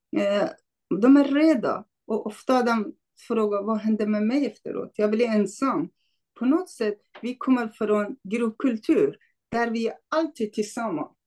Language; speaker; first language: Swedish; non-native, fluent; Kurdish